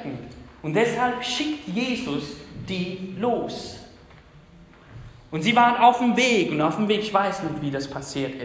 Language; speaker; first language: German; non-native, fluent; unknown